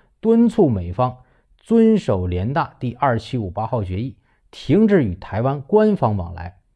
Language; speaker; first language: Chinese; native; Chinese